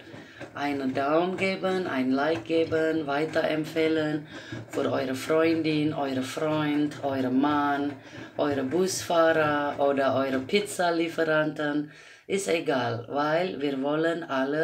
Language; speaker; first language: German; non-native, learner; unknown